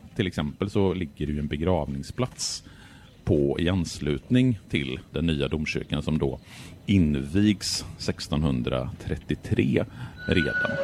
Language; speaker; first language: Swedish; native; Swedish